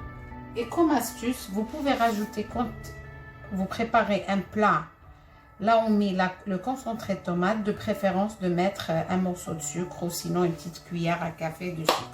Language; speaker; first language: French; non-native, local second language; Arabic